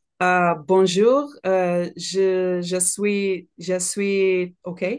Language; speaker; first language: French; non-native, learner; Portuguese